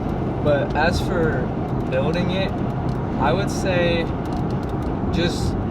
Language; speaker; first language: English; native; English